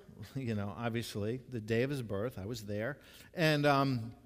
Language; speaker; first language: English; native; English